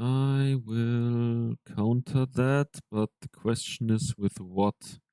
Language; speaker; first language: English; non-native, fluent; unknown